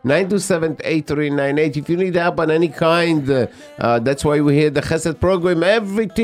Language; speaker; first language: English; non-native, fluent; Hebrew